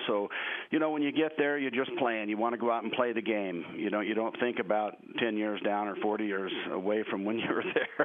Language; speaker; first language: English; native; English